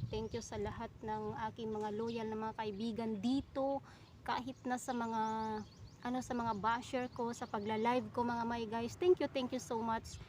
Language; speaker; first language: Filipino; non-native, local second language; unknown